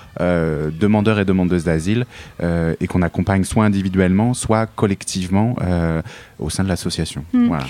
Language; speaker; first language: French; native; French